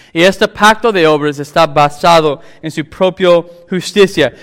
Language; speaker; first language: Spanish; non-native, fluent; English